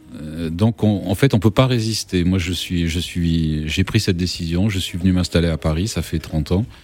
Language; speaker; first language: French; native; French